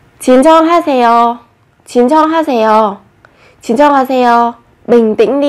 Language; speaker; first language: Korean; non-native, fluent; Vietnamese